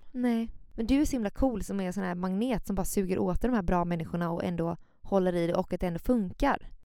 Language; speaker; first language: Swedish; native; Swedish